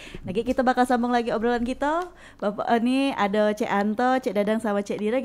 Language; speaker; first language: Indonesian; native; Indonesian